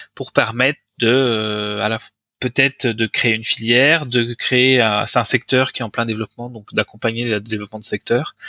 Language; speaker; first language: French; native; French